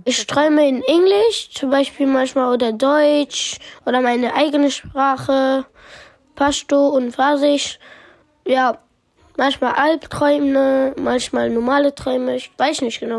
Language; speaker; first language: German; early bilingual, other home language; Pashto